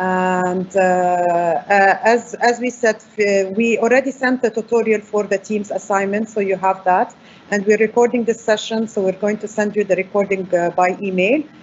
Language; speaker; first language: English; non-native, fluent; Arabic